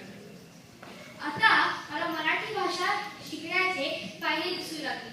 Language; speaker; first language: Marathi; early bilingual, heritage; Marathi